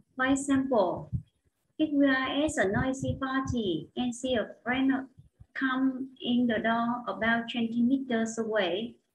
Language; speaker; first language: English; non-native, fluent; Vietnamese